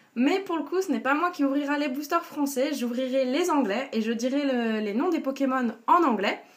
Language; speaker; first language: French; native; French